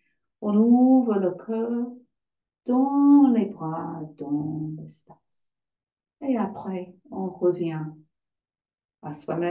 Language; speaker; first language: French; non-native, fluent; English